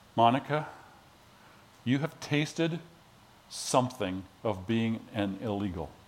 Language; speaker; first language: English; native; English